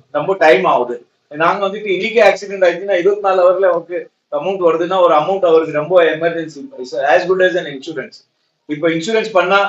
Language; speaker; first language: Tamil; non-native, local second language; Marwari